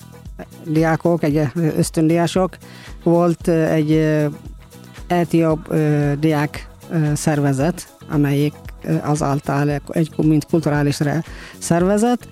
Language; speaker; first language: Hungarian; non-native, fluent; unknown